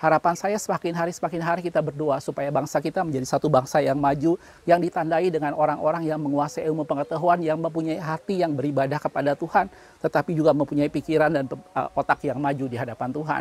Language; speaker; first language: Indonesian; native; Indonesian